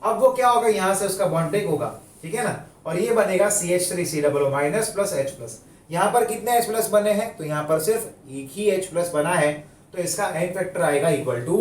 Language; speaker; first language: Hindi; non-native, local second language; Gujarati